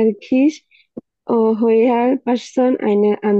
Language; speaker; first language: German; non-native, learner; Bangla